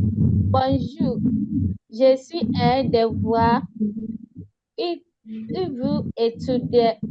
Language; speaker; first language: French; non-native, learner; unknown